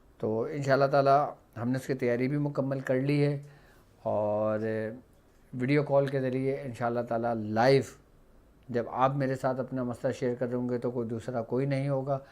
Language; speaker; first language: Urdu; native; Urdu